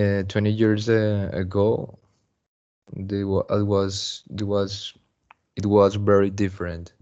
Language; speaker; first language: English; non-native, learner; Spanish